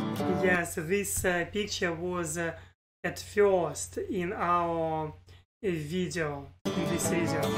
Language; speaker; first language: English; non-native, learner; Russian